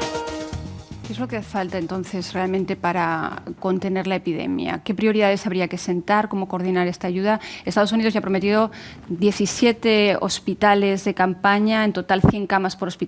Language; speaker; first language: Spanish; native; Spanish